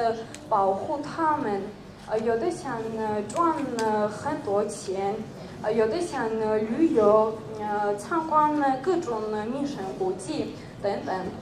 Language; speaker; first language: Chinese; non-native, learner; Georgian